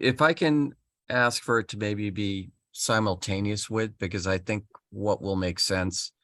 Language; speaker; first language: English; native; English